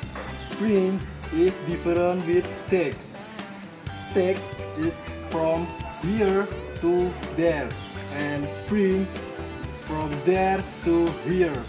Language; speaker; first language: English; non-native, learner; Indonesian